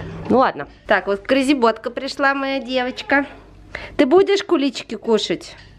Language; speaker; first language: Russian; native; Russian